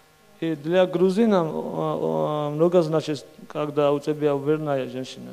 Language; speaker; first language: Russian; non-native, learner; Georgian